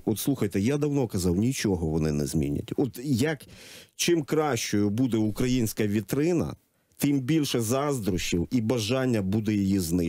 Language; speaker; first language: Ukrainian; native; Ukrainian